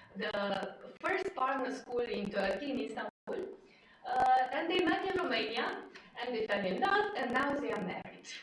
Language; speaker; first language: English; non-native, fluent; Romanian